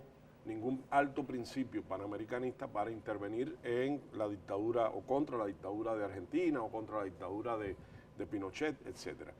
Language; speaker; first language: Spanish; native; Spanish